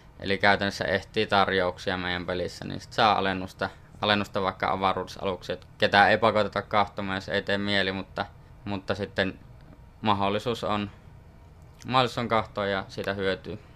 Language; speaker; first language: Finnish; native; Finnish